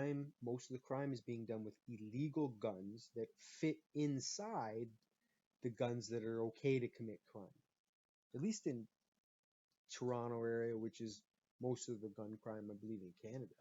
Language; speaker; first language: English; native; English